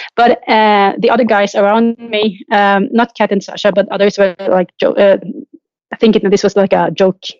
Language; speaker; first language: English; non-native, fluent; Norwegian